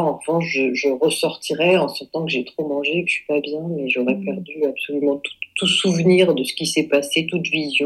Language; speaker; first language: French; native; French